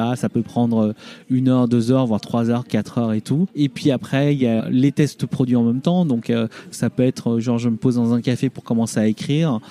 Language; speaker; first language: French; early bilingual, other home language; Vietnamese